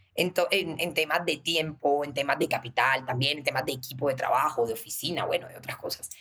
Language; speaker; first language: Spanish; native; Spanish